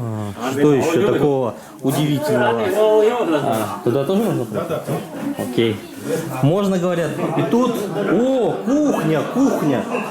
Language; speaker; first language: Russian; native; Russian